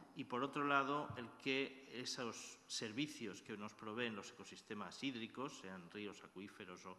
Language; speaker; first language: Spanish; native; Spanish